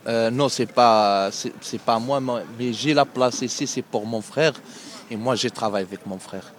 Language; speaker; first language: French; non-native, learner; Arabic